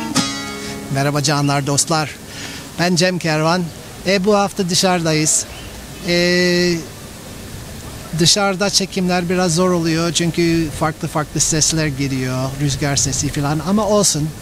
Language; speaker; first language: Turkish; non-native, fluent; English